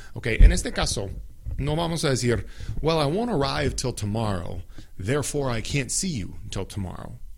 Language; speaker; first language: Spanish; non-native, fluent; English